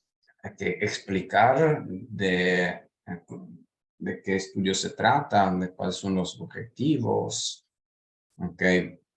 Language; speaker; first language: Spanish; non-native, fluent; Italian